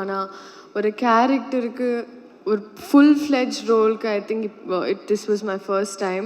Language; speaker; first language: Tamil; non-native, fluent; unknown